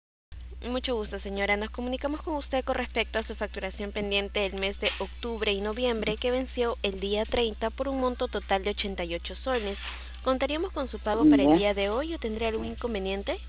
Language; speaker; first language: Spanish; native; Spanish